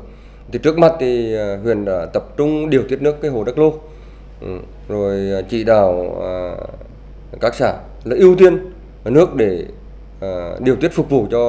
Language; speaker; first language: Vietnamese; native; Vietnamese